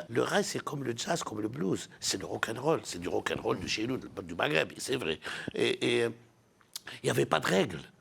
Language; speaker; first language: French; non-native, local second language; Arabic